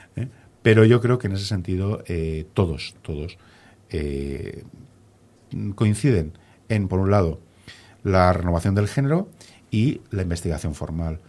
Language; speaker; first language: Spanish; native; Spanish